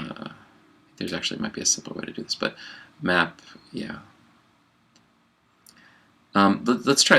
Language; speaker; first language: English; native; English